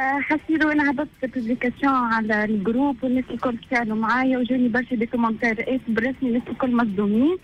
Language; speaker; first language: Arabic; native; Arabic